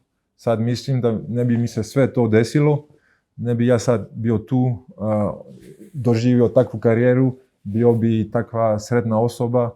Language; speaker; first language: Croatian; early bilingual, heritage; Croatian